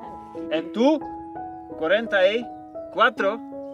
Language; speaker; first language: Spanish; non-native, learner; Serbian